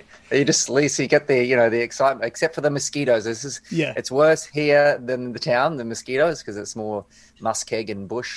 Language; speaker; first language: English; native; English